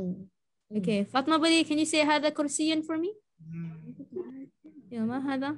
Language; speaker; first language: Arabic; non-native, fluent; Malay